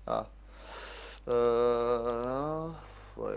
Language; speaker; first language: French; native; French